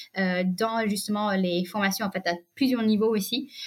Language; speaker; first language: French; non-native, fluent; English